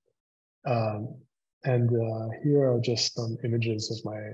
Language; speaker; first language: English; native; English